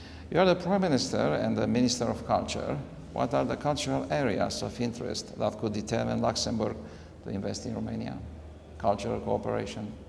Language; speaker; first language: English; non-native, fluent; Romanian